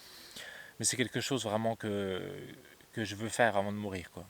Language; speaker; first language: French; native; French